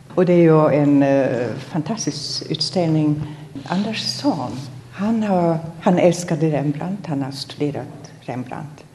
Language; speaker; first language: Swedish; non-native, fluent; German